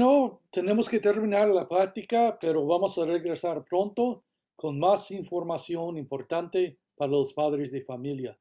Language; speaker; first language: Spanish; early bilingual, heritage; Spanish